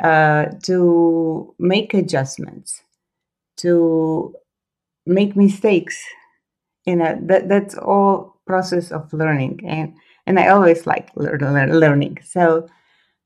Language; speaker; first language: English; non-native, fluent; Croatian